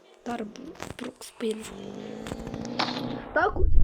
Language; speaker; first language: Russian; non-native, local second language; Ukrainian